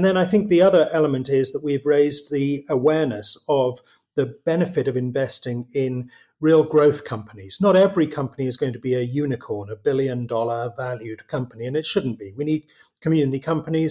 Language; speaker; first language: English; native; English